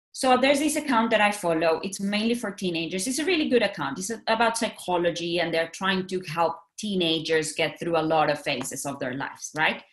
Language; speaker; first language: English; non-native, fluent; Spanish